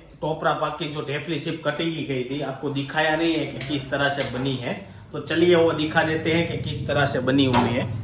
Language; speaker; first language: Hindi; non-native, local second language; Gujarati